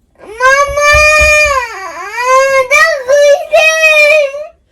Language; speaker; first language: Vietnamese; early bilingual, heritage; Vietnamese